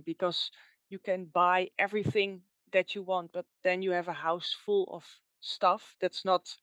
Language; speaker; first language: English; non-native, fluent; Dutch